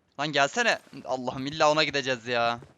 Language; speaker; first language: Turkish; native; Turkish